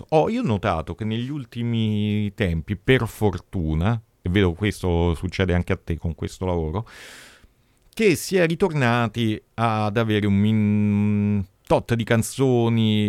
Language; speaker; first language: Italian; native; Italian